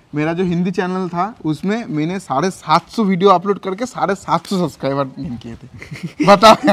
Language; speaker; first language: Hindi; non-native, local second language; Bangla